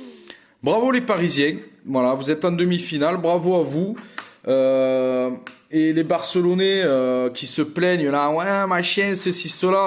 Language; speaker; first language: French; native; French